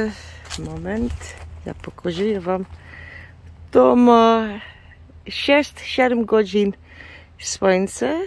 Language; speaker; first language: Polish; non-native, learner; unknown